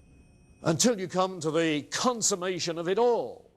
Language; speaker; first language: English; native; English